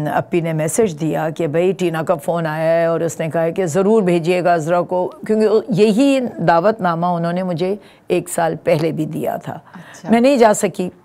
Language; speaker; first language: Urdu; native; Urdu